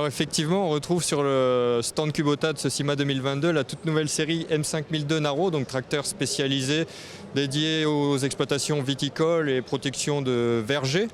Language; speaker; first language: French; native; French